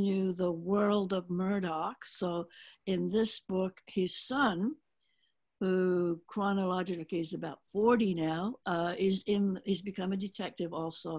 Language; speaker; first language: English; native; English